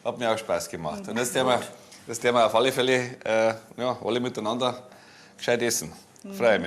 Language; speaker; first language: German; native; German